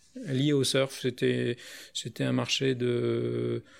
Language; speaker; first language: French; native; French